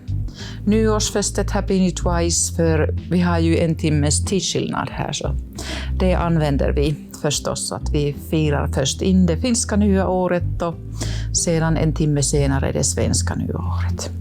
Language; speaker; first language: Swedish; non-native, local second language; Finnish